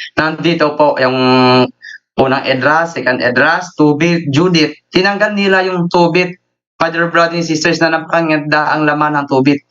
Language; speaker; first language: Filipino; native; Filipino